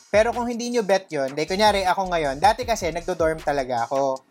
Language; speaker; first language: Filipino; native; Filipino